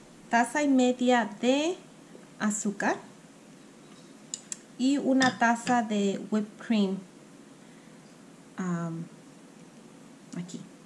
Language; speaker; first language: Spanish; native; Spanish